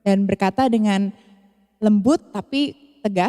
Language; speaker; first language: Indonesian; native; Indonesian